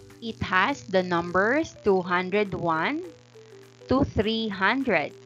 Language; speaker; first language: English; non-native, local second language; Filipino